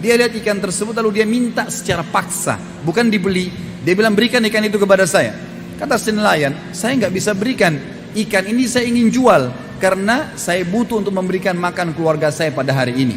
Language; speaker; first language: Indonesian; native; Indonesian